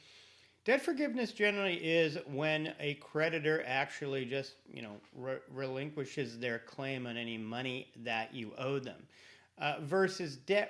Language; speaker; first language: English; native; English